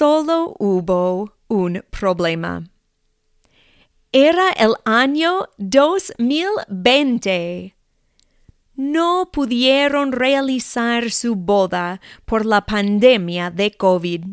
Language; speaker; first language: Spanish; non-native, fluent; English